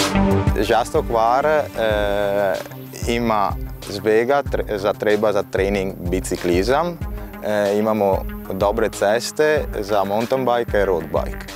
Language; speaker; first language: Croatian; non-native, learner; Italian